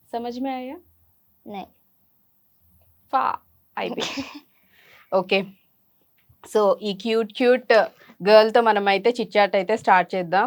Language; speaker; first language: Telugu; native; Telugu